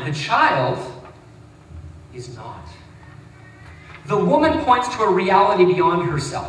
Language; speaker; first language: English; native; English